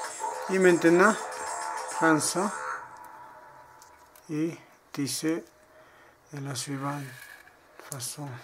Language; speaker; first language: French; non-native, learner; Spanish